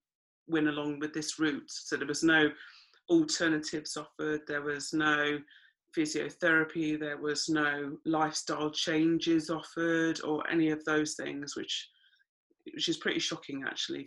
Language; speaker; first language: English; native; English